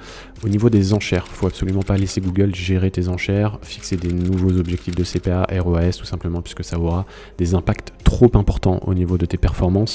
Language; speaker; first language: French; native; French